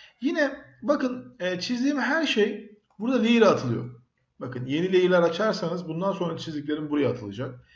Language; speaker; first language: Turkish; native; Turkish